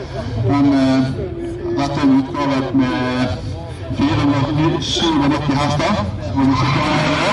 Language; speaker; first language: Norwegian; native; Norwegian